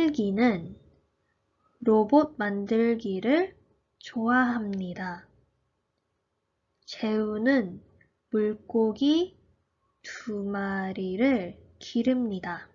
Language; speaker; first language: Korean; early bilingual, heritage; Korean